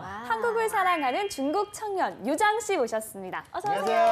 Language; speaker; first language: Korean; native; Korean